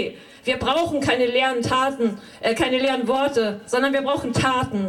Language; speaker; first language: German; native; German